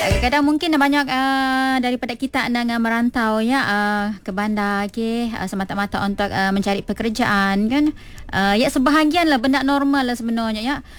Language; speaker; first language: Malay; non-native, local second language; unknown